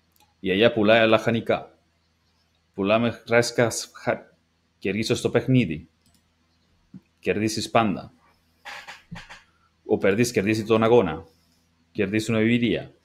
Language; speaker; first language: Greek; non-native, learner; English